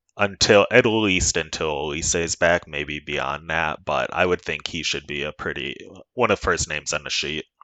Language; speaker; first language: English; native; English